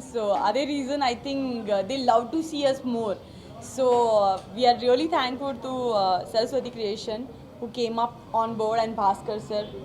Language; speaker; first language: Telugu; non-native, learner; Gujarati